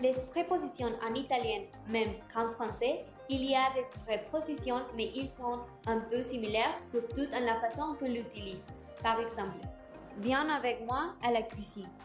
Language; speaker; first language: French; non-native, learner; Spanish